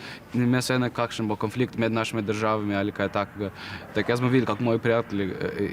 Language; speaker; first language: Slovenian; early bilingual, other home language; Russian